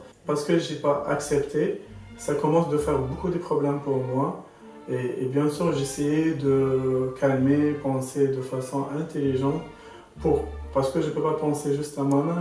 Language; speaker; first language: French; non-native, local second language; Arabic